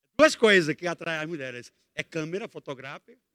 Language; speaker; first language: Portuguese; native; Portuguese